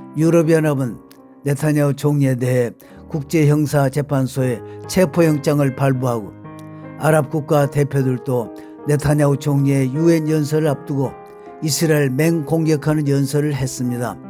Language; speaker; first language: Korean; native; Korean